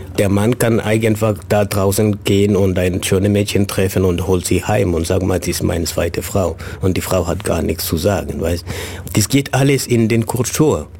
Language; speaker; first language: German; non-native, fluent; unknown